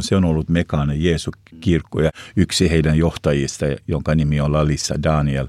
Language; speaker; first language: Finnish; non-native, local second language; Swedish